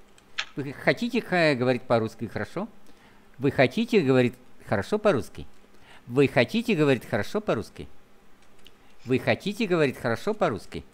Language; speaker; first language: Russian; non-native, fluent; Vietnamese